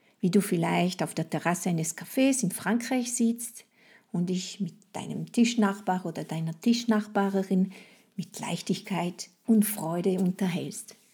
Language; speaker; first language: German; non-native, fluent; French